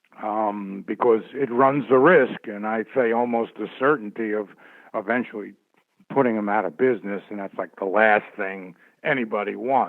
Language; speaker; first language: English; native; English